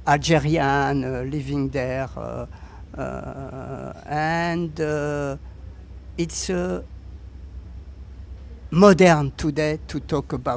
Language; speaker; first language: English; non-native, learner; French